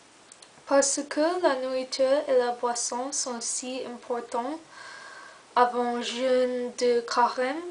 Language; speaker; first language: French; non-native, learner; English